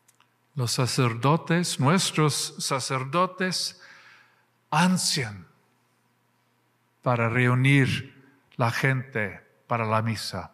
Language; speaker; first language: Spanish; non-native, fluent; English